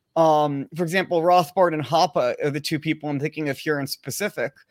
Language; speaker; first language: English; native; English